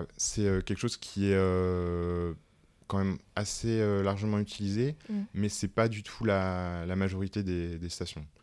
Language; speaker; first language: French; native; French